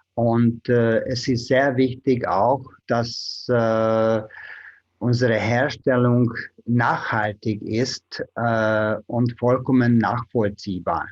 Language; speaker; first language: German; non-native, fluent; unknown